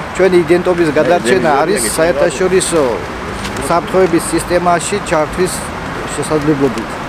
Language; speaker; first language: Georgian; non-native, local second language; Mingrelian